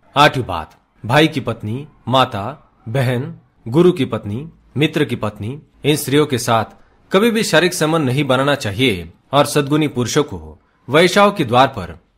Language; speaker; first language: Hindi; native; Hindi